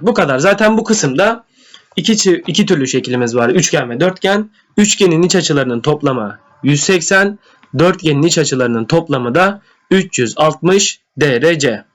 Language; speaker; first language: Turkish; native; Turkish